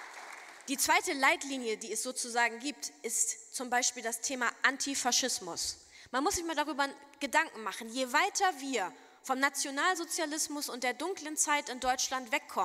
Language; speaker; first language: German; native; German